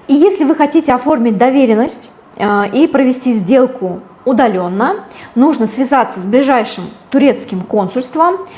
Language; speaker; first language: Russian; native; Russian